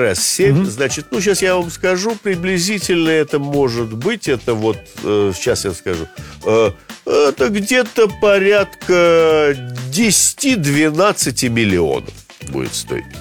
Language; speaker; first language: Russian; native; Russian